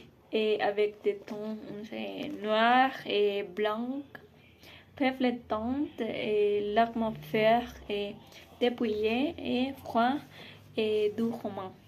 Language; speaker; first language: French; non-native, learner; Spanish